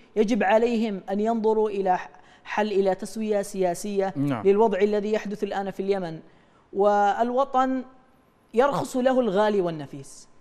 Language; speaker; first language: Arabic; native; Arabic